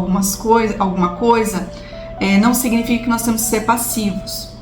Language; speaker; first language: Portuguese; native; Portuguese